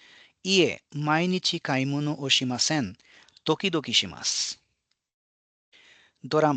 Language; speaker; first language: Japanese; non-native, fluent; Hindi